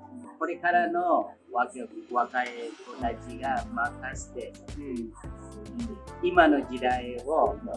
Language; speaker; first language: Japanese; non-native, fluent; Indonesian